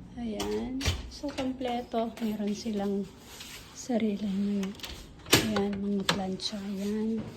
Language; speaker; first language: Filipino; non-native, local second language; Iloko